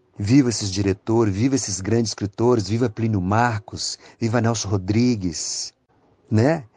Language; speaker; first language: Portuguese; native; Portuguese